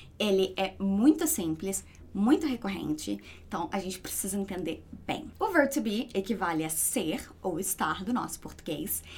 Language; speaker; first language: Portuguese; native; Portuguese